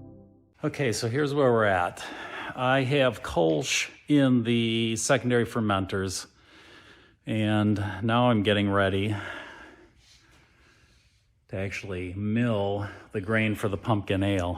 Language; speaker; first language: English; native; English